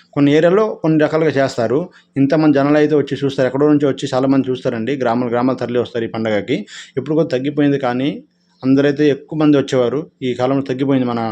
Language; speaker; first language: Telugu; non-native, local second language; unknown